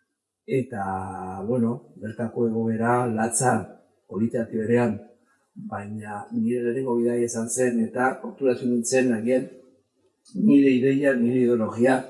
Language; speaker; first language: Basque; non-native, local second language; Spanish